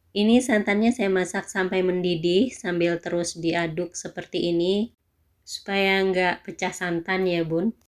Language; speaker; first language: Indonesian; non-native, local second language; Minangkabau